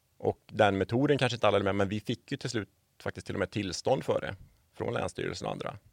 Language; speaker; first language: Swedish; native; Swedish